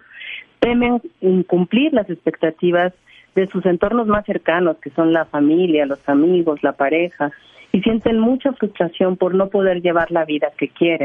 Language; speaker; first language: Spanish; native; Spanish